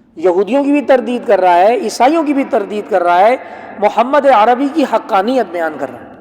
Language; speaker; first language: Urdu; non-native, local second language; Punjabi